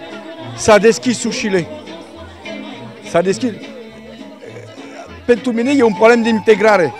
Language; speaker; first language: Romanian; non-native, learner; French